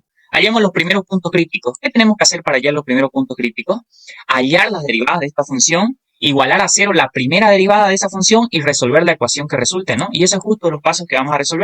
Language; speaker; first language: Spanish; native; Spanish